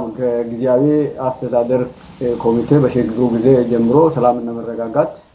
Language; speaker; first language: Amharic; non-native, local second language; Sidamo